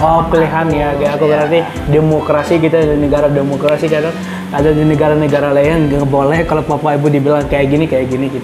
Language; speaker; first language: Indonesian; non-native, learner; Arabic